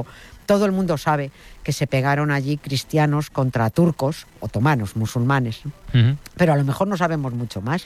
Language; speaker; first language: Spanish; native; Spanish